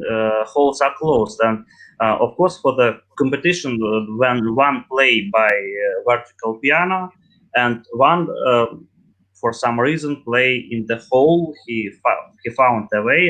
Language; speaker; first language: English; non-native, learner; Russian